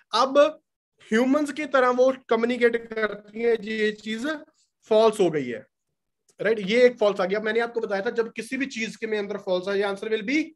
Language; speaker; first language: Hindi; non-native, local second language; Punjabi